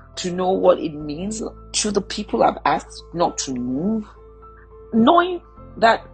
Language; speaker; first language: English; non-native, local second language; Yoruba